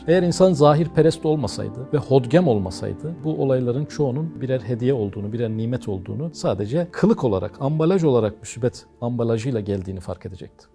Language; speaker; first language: Turkish; native; Turkish